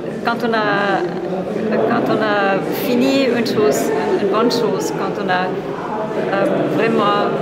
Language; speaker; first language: French; non-native, fluent; Spanish